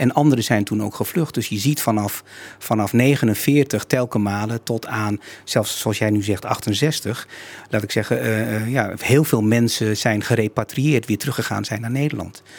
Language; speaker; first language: Dutch; native; Dutch